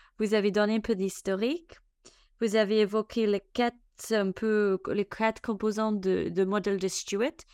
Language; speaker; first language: French; non-native, fluent; English